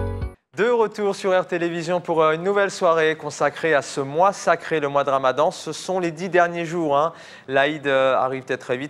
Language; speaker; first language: French; native; French